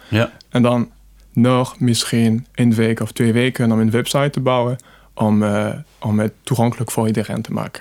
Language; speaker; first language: Dutch; non-native, fluent; French